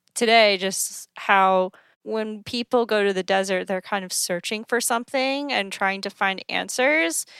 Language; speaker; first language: English; native; English